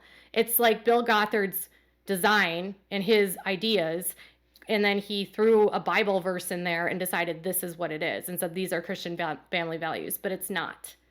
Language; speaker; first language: English; native; English